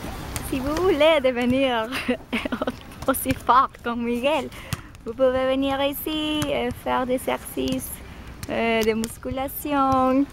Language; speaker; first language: French; non-native, learner; Spanish